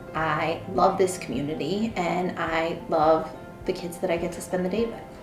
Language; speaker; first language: English; native; English